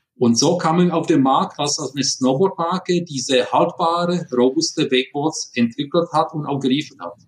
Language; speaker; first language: German; non-native, fluent; Czech